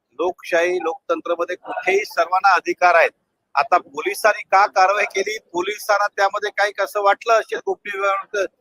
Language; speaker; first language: Marathi; non-native, local second language; Hindi